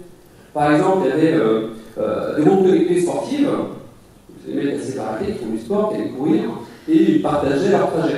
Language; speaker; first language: French; native; French